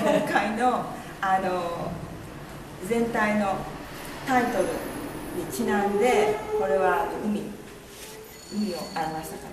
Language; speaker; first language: Japanese; native; Japanese